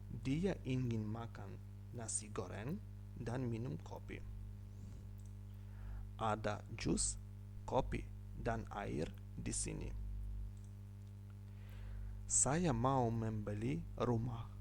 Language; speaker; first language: Indonesian; non-native, learner; Ukrainian